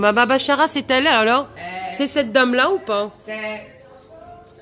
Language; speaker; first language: French; native; French